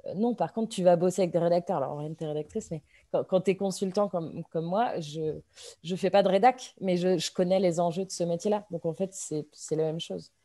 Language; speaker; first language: French; native; French